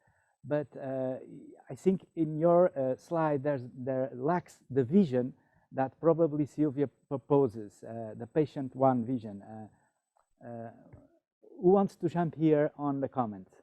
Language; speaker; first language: English; non-native, fluent; Portuguese